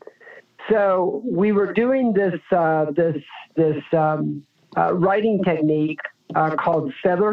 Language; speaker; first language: English; native; English